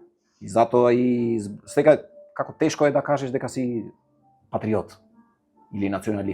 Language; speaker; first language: Macedonian; non-native, fluent; Albanian